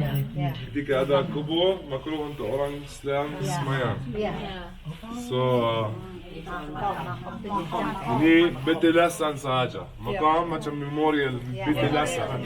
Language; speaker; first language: Indonesian; non-native, fluent; Arabic